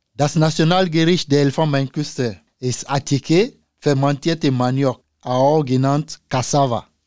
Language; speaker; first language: German; non-native, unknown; Dyula